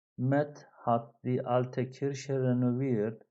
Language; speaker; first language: German; non-native, fluent; Turkish